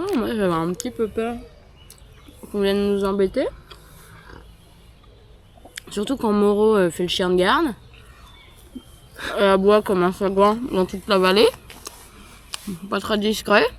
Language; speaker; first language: French; native; French